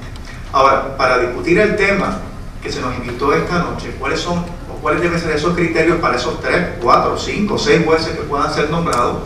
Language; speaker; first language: Spanish; native; Spanish